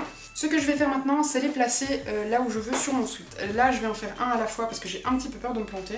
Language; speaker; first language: French; native; French